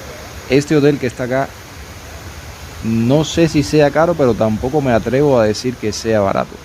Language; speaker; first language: Spanish; native; Spanish